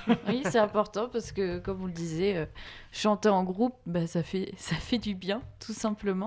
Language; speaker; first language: French; native; French